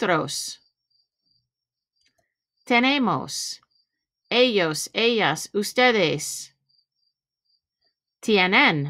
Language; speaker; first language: Spanish; non-native, fluent; English